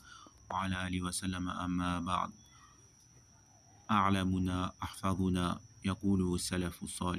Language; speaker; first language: Arabic; non-native, fluent; French